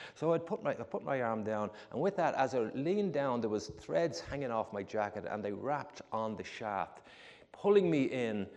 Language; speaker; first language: English; native; English